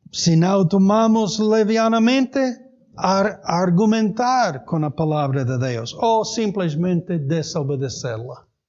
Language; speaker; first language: Portuguese; native; Portuguese